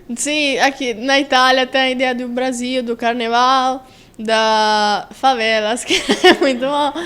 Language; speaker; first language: Portuguese; non-native, learner; Italian